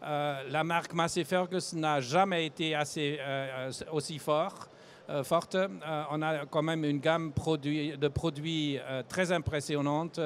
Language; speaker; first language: French; non-native, fluent; German